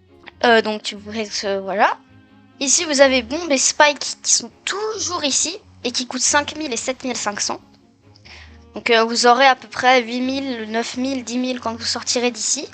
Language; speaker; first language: French; native; French